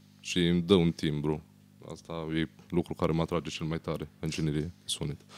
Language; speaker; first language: Romanian; non-native, fluent; Italian